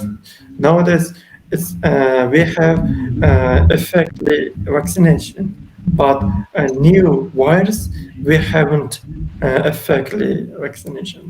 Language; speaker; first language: English; non-native, learner; Uzbek